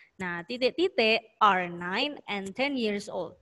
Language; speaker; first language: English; non-native, learner; Indonesian